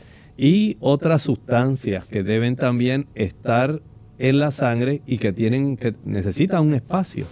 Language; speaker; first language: Spanish; native; Spanish